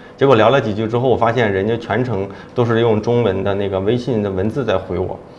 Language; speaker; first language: Chinese; native; Chinese